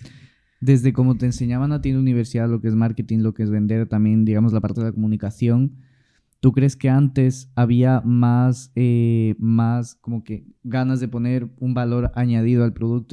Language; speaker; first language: Spanish; native; Spanish